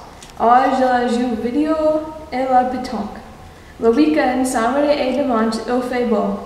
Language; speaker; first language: French; non-native, learner; English